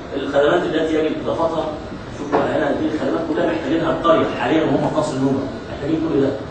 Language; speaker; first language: Egyptian Arabic; native; Egyptian Arabic